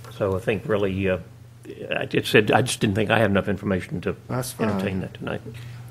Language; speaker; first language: English; native; English